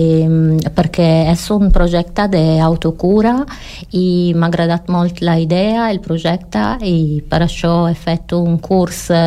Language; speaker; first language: Spanish; non-native, learner; Italian